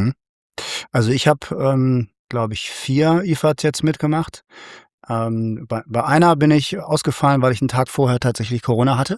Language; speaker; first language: German; native; German